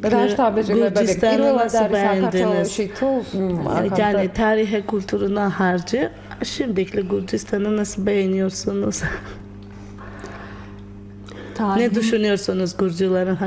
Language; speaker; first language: Turkish; non-native, learner; Georgian